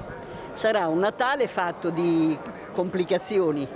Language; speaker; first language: Italian; native; Italian